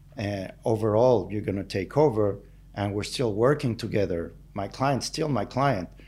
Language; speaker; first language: English; non-native, fluent; Spanish